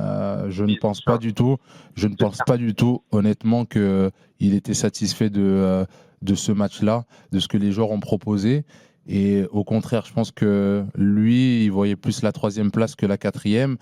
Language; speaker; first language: French; native; French